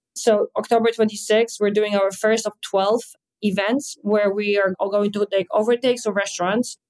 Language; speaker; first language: English; non-native, fluent; Polish